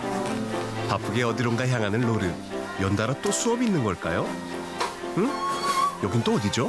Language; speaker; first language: Korean; native; Korean